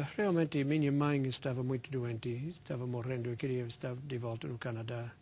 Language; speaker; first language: Portuguese; non-native, fluent; English